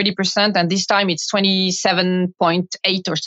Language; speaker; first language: English; non-native, fluent; French